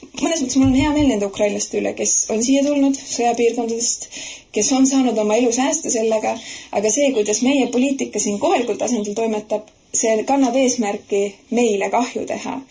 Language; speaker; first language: Estonian; native; Estonian